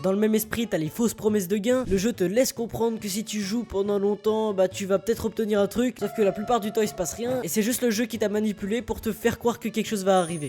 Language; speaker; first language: French; native; French